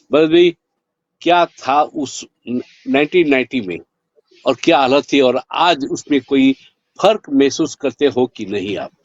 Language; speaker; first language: Hindi; non-native, local second language; Gujarati